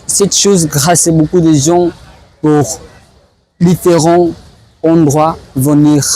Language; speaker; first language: French; non-native, learner; Swahili